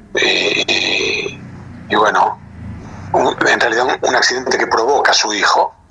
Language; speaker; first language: Spanish; native; Spanish